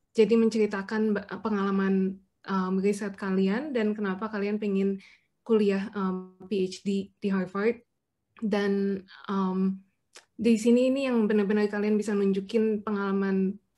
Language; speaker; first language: Indonesian; native; Indonesian